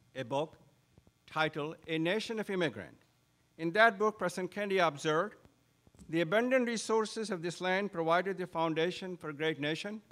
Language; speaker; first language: English; non-native, local second language; Urdu